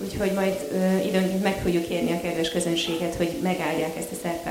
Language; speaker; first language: Hungarian; native; Hungarian